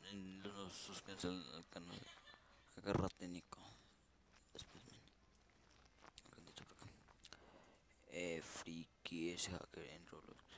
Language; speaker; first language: Spanish; native; Spanish